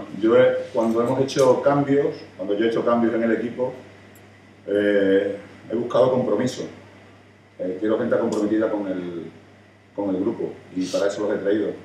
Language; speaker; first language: Spanish; native; Spanish